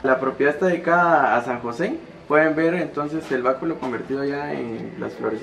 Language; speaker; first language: Spanish; native; Spanish